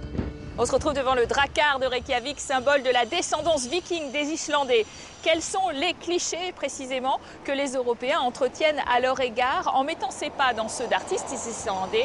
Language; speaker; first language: French; native; French